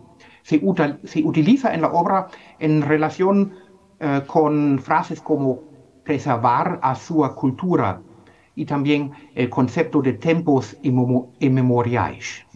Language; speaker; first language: Spanish; non-native, fluent; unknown